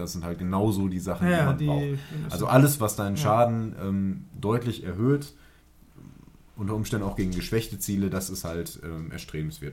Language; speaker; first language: German; native; German